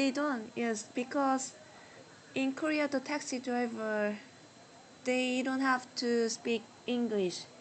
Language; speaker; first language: English; non-native, learner; Korean